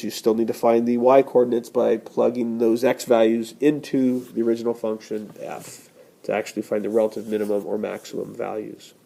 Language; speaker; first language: English; native; English